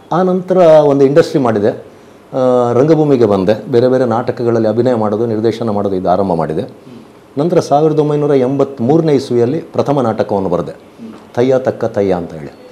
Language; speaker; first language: Kannada; non-native, local second language; Tulu